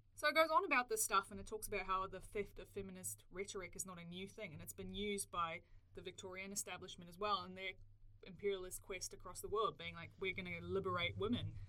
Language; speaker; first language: English; native; English